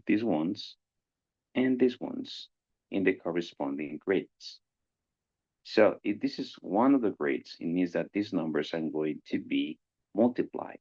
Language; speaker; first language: English; non-native, fluent; Spanish